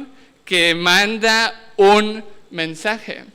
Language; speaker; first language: Spanish; native; Spanish